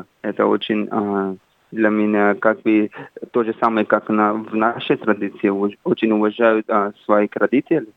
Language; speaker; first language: Russian; non-native, fluent; Hindi